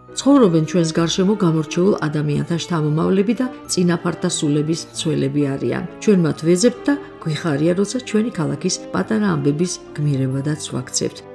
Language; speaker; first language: Georgian; native; Georgian